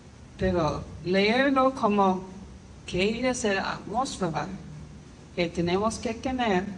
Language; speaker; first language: Spanish; non-native, fluent; English